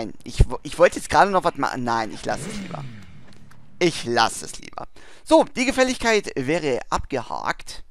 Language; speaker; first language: German; native; German